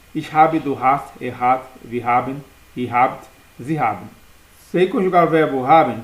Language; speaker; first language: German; non-native, learner; Portuguese